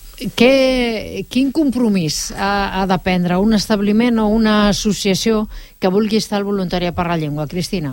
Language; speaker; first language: Catalan; native; Catalan